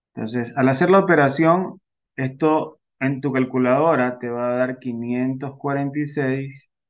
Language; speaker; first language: Spanish; native; Spanish